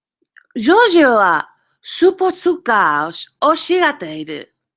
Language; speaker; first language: Japanese; non-native, fluent; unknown